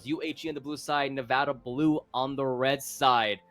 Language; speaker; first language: English; native; English